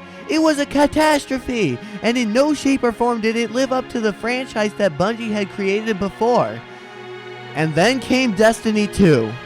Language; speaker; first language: English; native; English